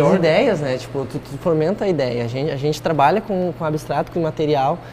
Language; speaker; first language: Portuguese; native; Portuguese